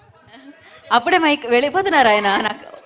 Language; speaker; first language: Telugu; native; Telugu